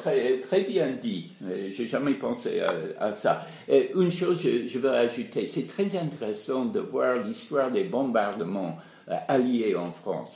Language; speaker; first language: French; non-native, fluent; English